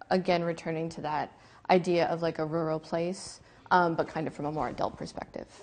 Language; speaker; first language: English; native; English